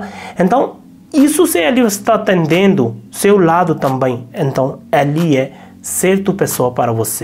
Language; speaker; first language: Portuguese; non-native, learner; Hindi